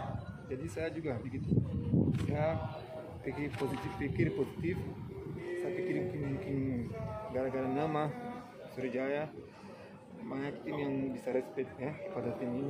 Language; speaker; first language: Indonesian; non-native, fluent; Portuguese